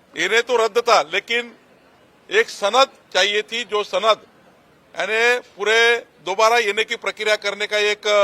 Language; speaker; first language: Hindi; non-native, local second language; Marathi